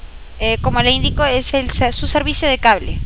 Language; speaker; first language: Spanish; native; Spanish